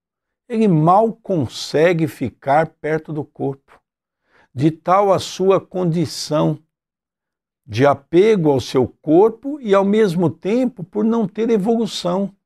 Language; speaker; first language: Portuguese; native; Portuguese